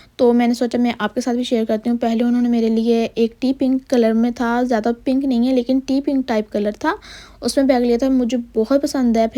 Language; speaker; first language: Urdu; non-native, local second language; Punjabi